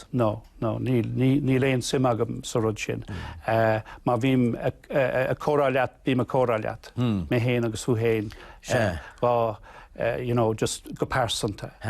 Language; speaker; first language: Irish; non-native, local second language; English